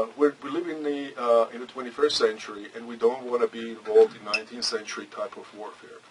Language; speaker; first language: English; non-native, fluent; Armenian